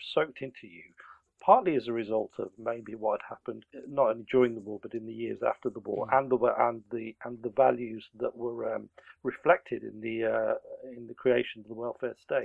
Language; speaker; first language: English; native; English